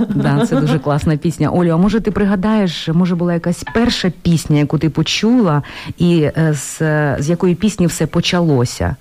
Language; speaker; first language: Ukrainian; native; Ukrainian